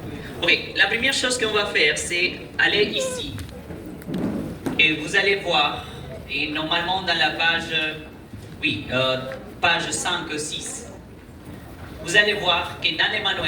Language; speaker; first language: French; non-native, fluent; Spanish